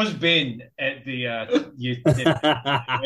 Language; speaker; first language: English; native; English